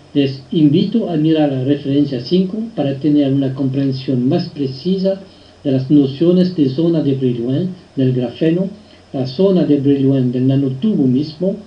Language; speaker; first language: Spanish; non-native, fluent; French